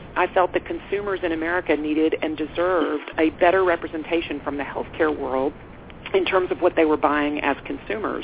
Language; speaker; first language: English; native; English